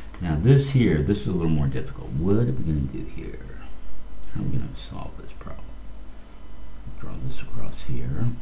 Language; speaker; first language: English; native; English